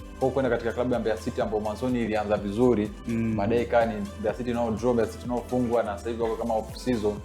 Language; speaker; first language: Swahili; native; Swahili